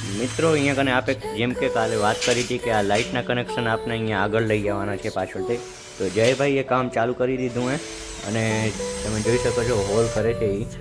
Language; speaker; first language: Gujarati; native; Gujarati